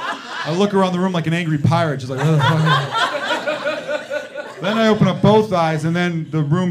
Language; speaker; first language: English; native; English